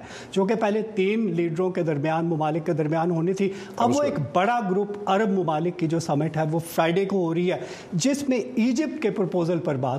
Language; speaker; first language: Urdu; native; Urdu